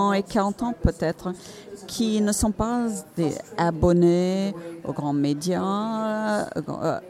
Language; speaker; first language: French; non-native, fluent; Finnish